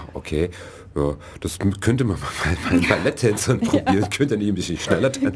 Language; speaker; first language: German; native; German